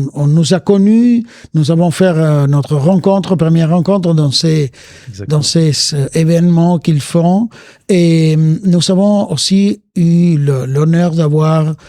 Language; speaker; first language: French; non-native, fluent; Spanish